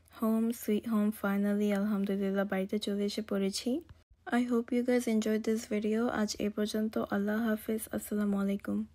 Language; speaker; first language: Bangla; early bilingual, heritage; Bangla